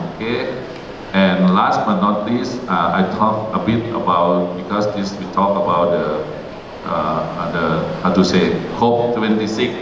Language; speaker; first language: English; non-native, learner; Thai